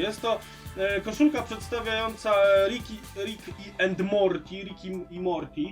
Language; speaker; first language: Polish; native; Polish